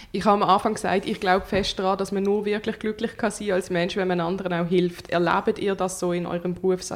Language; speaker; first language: German; native; German